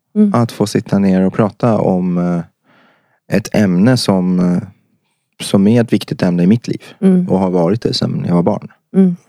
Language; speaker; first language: Swedish; early bilingual, other home language; Persian